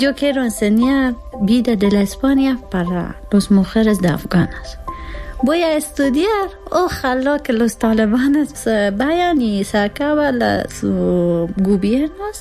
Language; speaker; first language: Spanish; non-native, learner; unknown